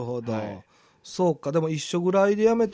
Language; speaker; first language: Japanese; native; Japanese